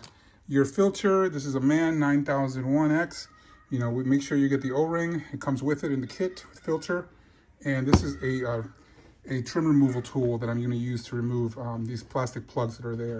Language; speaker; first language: English; native; English